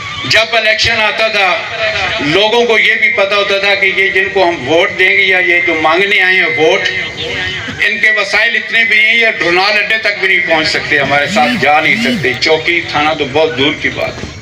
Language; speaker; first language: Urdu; non-native, local second language; Punjabi